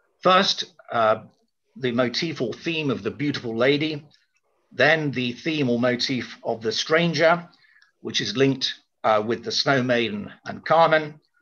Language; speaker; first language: English; native; English